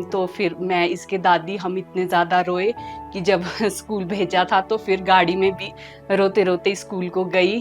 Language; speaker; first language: Hindi; native; Hindi